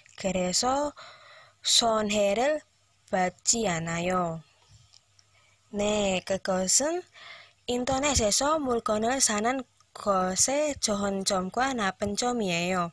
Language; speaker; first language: Korean; non-native, learner; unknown